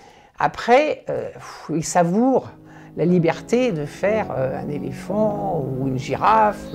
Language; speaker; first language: French; native; French